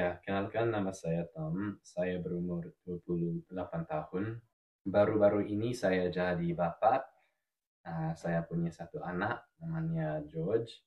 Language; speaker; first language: Indonesian; non-native, fluent; English